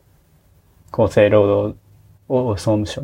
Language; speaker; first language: English; non-native, fluent; Japanese